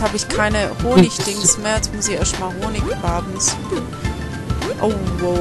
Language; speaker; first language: German; native; German